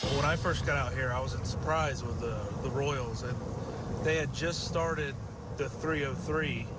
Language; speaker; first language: English; native; English